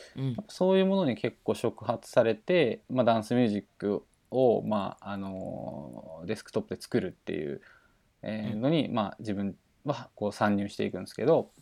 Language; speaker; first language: Japanese; native; Japanese